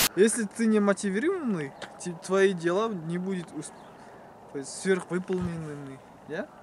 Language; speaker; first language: Russian; non-native, local second language; Kazakh